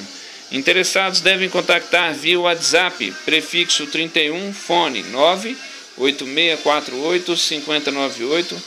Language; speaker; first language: Portuguese; native; Portuguese